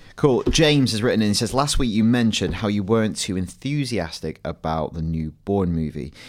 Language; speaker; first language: English; native; English